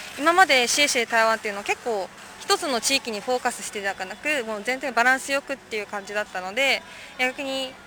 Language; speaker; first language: Japanese; native; Japanese